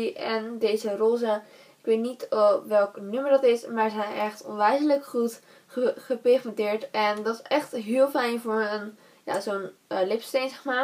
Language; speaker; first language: Dutch; native; Dutch